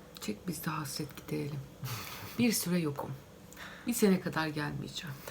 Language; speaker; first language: Turkish; native; Turkish